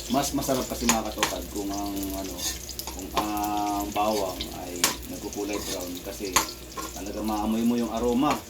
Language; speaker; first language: Filipino; native; Filipino